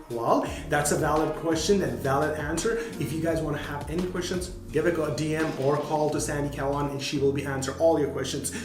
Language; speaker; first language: English; non-native, fluent; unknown